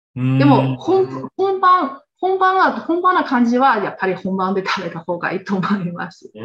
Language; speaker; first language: Japanese; non-native, fluent; Chinese